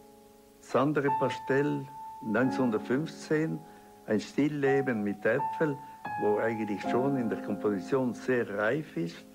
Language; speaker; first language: German; non-native, local second language; Italian